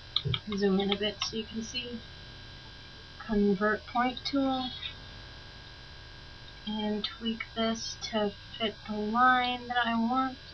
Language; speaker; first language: English; native; English